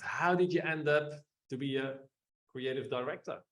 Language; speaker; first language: English; non-native, fluent; Dutch